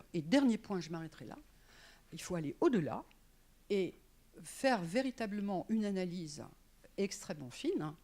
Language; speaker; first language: French; native; French